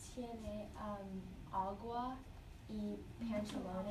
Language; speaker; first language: Spanish; non-native, learner; English